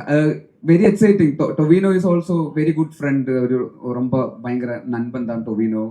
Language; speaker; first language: Tamil; non-native, learner; Malayalam